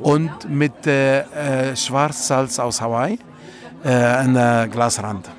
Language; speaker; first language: German; non-native, fluent; Italian